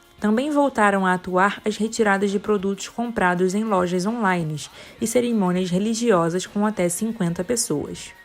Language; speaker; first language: Portuguese; native; Portuguese